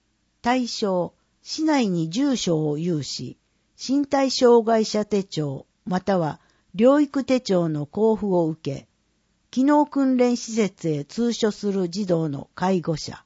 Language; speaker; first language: Japanese; native; Japanese